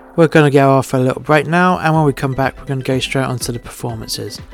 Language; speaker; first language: English; native; English